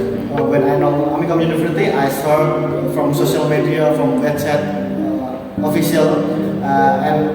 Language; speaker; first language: English; non-native, learner; Indonesian